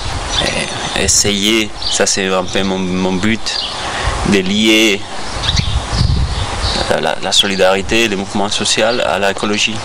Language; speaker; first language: French; non-native, fluent; Spanish